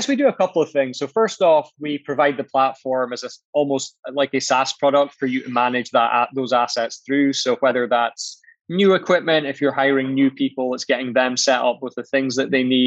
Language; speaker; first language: English; native; English